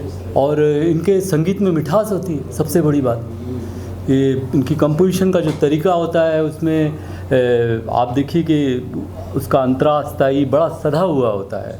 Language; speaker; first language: Hindi; native; Hindi